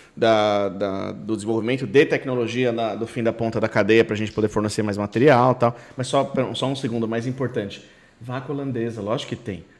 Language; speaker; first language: Portuguese; native; Portuguese